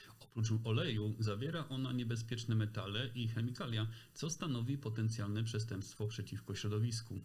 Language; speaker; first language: Polish; native; Polish